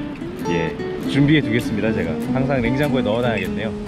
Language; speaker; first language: Korean; native; Korean